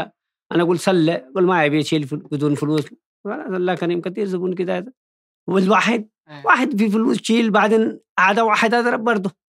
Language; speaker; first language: Arabic; non-native, learner; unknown